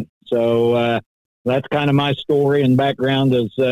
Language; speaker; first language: English; native; English